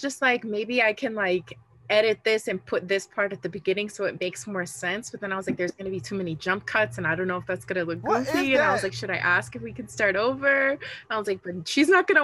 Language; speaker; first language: English; early bilingual, other home language; Spanish